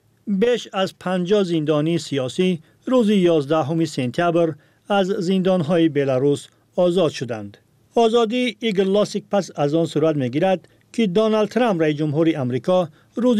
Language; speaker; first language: Persian; native; Persian